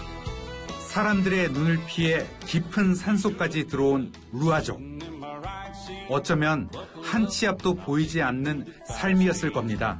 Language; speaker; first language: Korean; native; Korean